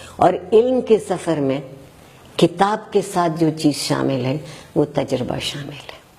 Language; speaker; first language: Urdu; native; Urdu